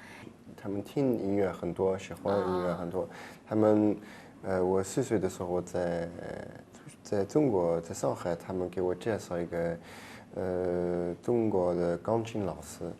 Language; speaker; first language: Chinese; early bilingual, heritage; French